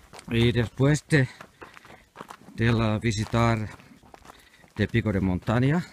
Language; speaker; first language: Spanish; non-native, learner; Finnish